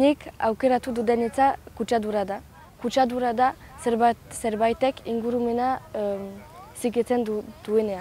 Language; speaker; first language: Basque; non-native, local second language; French